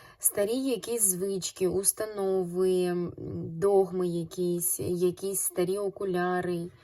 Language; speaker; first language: Ukrainian; non-native, local second language; Russian